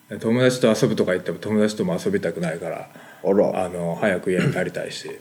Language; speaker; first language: Japanese; native; Japanese